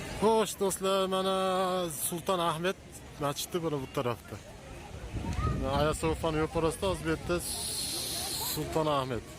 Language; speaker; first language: Turkish; non-native, learner; Uzbek